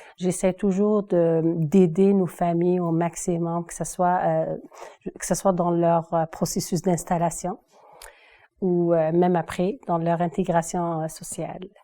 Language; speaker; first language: French; non-native, local second language; Kabyle